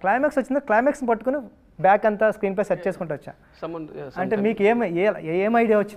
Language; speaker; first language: Telugu; native; Telugu